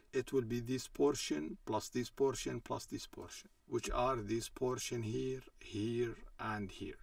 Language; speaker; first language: English; non-native, fluent; Arabic